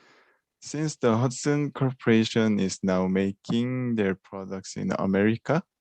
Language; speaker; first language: English; non-native, learner; Korean